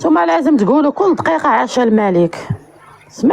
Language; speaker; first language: Arabic; native; Arabic